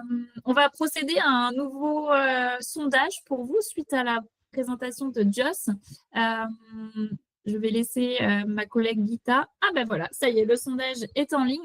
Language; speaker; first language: French; native; French